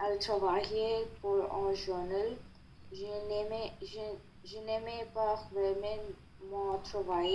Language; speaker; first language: French; non-native, learner; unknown